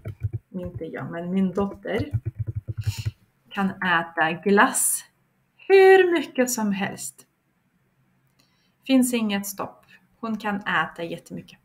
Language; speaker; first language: Swedish; non-native, fluent; Russian